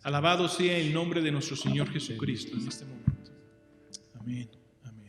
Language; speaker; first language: Spanish; native; Spanish